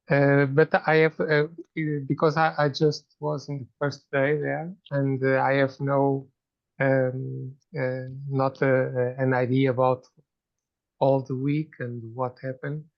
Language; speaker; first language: English; non-native, fluent; Portuguese